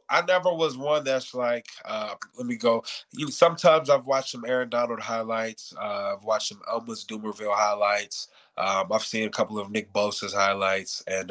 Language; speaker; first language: English; native; English